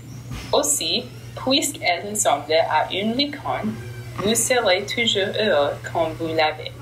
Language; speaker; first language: French; non-native, learner; English